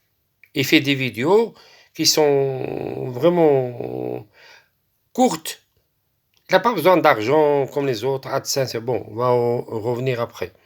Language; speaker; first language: French; non-native, local second language; Arabic